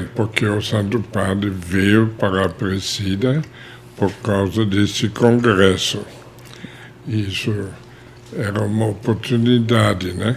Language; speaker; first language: Portuguese; non-native, fluent; German